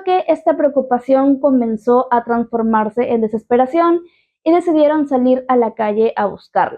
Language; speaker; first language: Spanish; native; Spanish